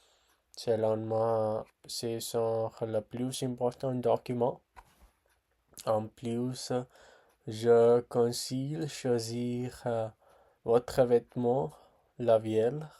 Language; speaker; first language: French; non-native, learner; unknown